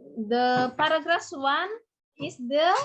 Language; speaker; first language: English; non-native, learner; Indonesian